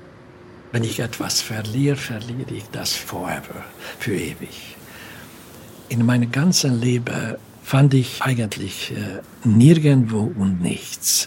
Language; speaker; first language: German; non-native, fluent; Hungarian